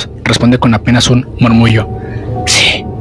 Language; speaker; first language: Spanish; native; Spanish